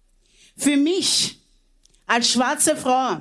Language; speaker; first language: German; early bilingual, other home language; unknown